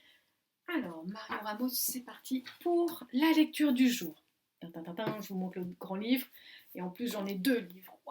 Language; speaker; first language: French; native; French